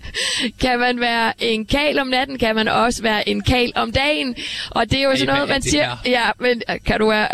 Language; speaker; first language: Danish; native; Danish